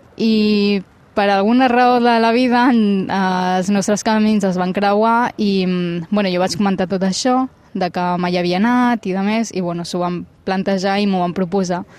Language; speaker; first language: Catalan; early bilingual, other home language; Punjabi